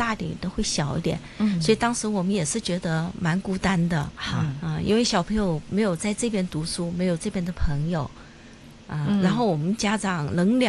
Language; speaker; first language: Chinese; native; Chinese